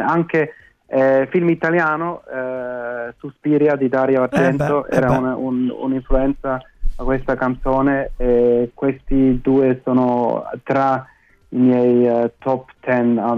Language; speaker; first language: Italian; non-native, fluent; German